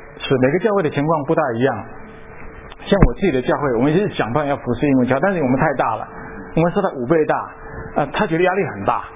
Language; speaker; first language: Chinese; native; Chinese